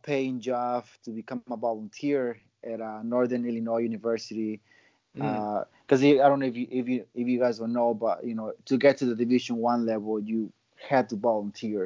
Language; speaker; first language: English; non-native, fluent; Spanish